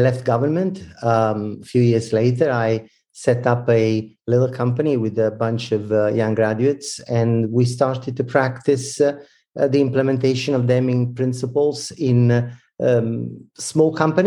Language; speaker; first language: English; non-native, fluent; Italian